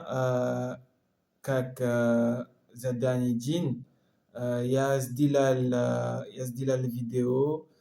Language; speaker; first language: Russian; non-native, learner; French